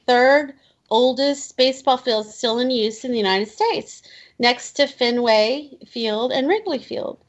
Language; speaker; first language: English; native; English